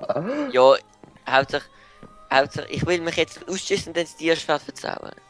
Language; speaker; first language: German; native; German